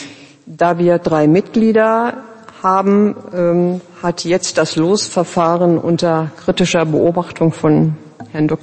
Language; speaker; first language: German; native; German